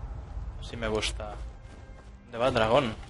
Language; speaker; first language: Spanish; native; Spanish